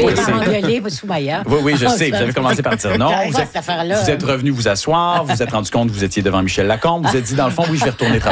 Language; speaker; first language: French; native; French